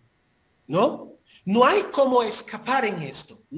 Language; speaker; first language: Spanish; non-native, learner; Portuguese